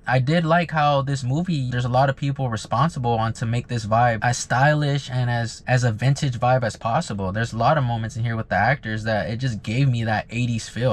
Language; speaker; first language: English; native; English